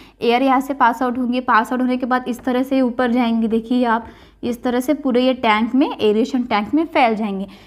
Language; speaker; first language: Hindi; non-native, local second language; Marathi